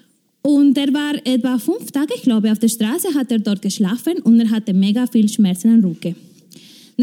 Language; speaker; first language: German; non-native, fluent; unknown